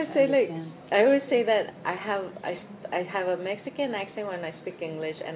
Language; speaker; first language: English; early bilingual, other home language; Spanish